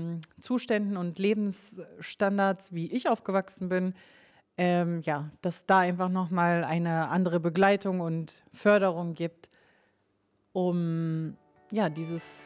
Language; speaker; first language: German; non-native, local second language; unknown